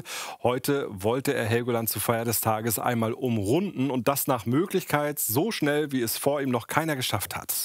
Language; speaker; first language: German; native; German